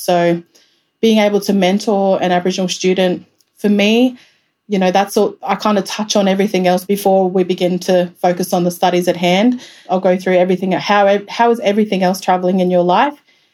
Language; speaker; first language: English; native; English